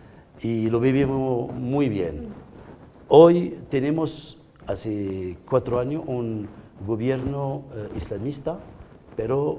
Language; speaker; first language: Spanish; non-native, fluent; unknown